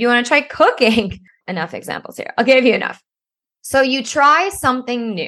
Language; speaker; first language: English; native; English